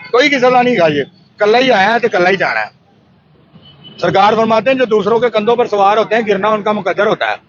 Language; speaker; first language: Urdu; non-native, local second language; Punjabi